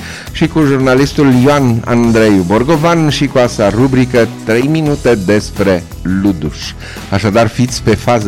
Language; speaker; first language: Romanian; native; Romanian